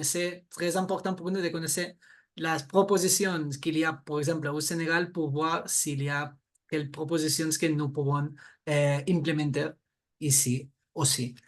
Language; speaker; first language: French; non-native, fluent; Catalan